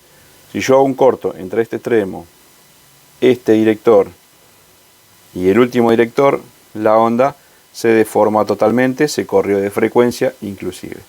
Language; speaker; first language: Spanish; native; Spanish